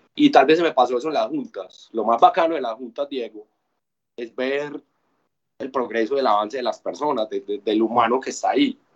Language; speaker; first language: Spanish; native; Spanish